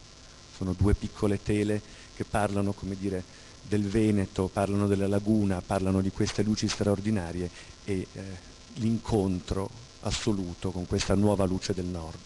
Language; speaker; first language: Italian; native; Italian